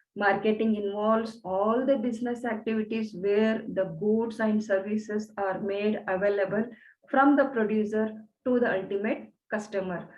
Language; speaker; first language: English; non-native, local second language; Kannada